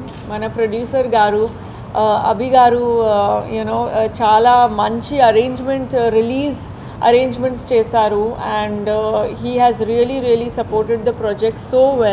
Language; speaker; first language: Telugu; non-native, fluent; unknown